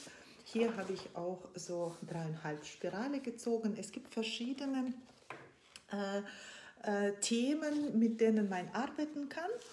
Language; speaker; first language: German; non-native, fluent; Russian